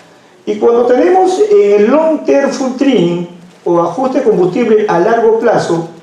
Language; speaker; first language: Spanish; native; Spanish